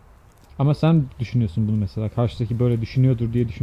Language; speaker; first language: Turkish; native; Turkish